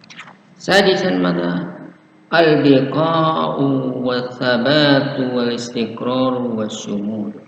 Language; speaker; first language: Arabic; non-native, fluent; Indonesian